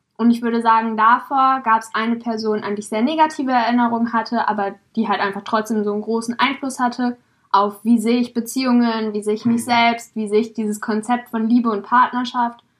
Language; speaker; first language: German; native; German